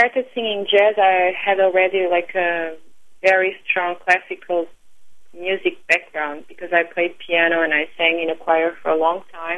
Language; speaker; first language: English; non-native, fluent; Portuguese